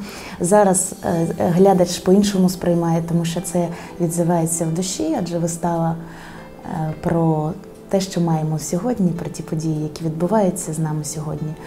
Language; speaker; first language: Ukrainian; native; Ukrainian